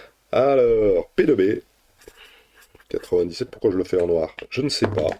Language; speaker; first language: French; native; French